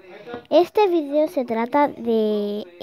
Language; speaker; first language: Spanish; native; Spanish